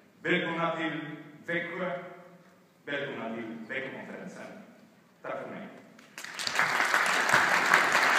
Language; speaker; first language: Swedish; non-native, fluent; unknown